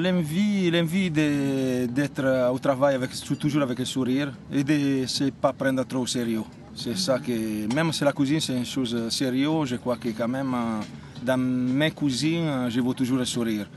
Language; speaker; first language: French; non-native, fluent; Italian